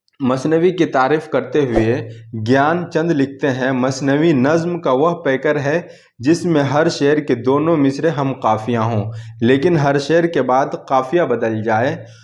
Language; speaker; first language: Urdu; native; Urdu